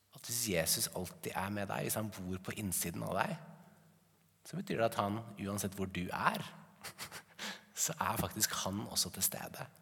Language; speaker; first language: Norwegian; native; Norwegian